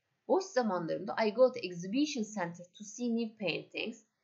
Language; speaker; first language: English; non-native, fluent; Turkish